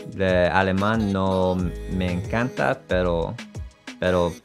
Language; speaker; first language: Spanish; non-native, learner; English